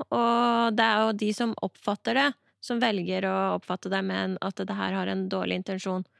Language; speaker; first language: Norwegian; early bilingual, other home language; Persian